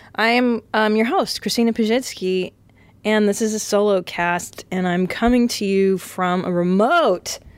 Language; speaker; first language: English; native; English